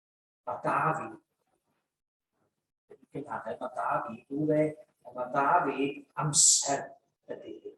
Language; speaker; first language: Welsh; native; Welsh